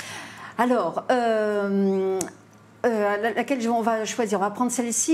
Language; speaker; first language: French; native; French